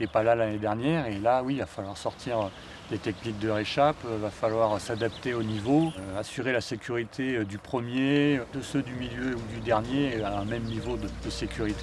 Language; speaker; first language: French; native; French